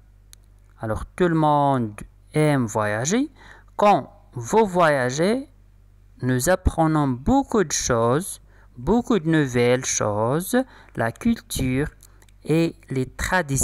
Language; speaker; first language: French; non-native, local second language; Arabic